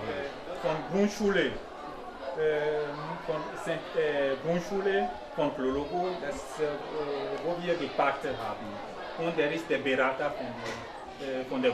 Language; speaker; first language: German; non-native, learner; French